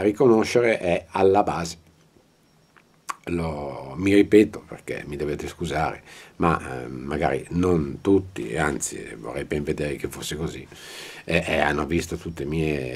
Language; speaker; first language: Italian; native; Italian